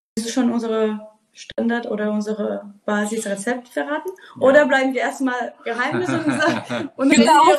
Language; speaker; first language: German; non-native, fluent; Portuguese